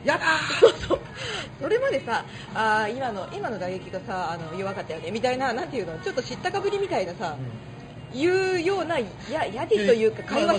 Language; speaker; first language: Japanese; native; Japanese